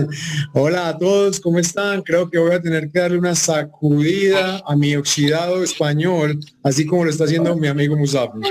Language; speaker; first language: Spanish; native; Spanish